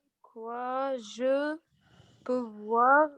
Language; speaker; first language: French; non-native, learner; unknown